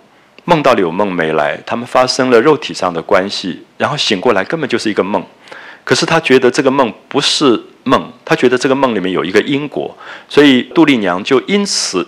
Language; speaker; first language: Chinese; native; Chinese